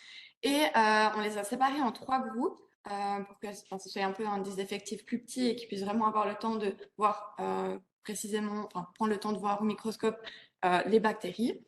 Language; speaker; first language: French; native; French